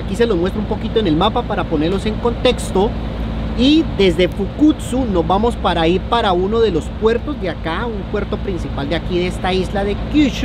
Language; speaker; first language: Spanish; native; Spanish